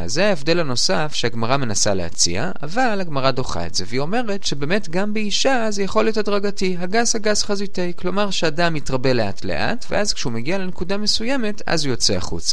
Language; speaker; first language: Hebrew; native; Hebrew